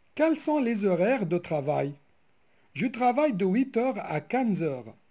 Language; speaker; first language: French; non-native, local second language; Arabic